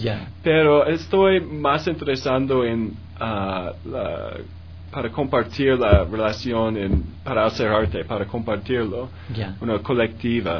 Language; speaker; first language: Spanish; non-native, learner; English